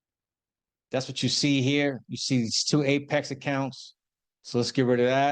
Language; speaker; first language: English; native; English